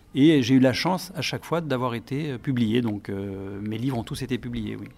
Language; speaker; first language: French; native; French